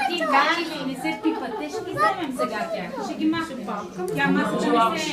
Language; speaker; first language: Bulgarian; native; Bulgarian